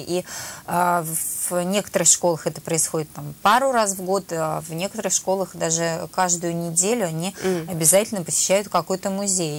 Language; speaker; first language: Russian; native; Russian